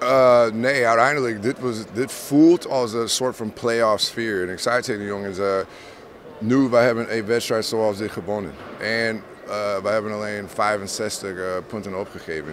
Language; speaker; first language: Dutch; non-native, fluent; English